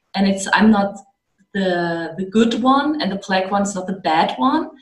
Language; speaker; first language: English; non-native, fluent; German